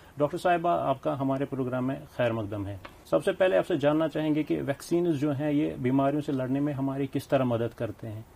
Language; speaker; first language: Hindi; non-native, local second language; Kashmiri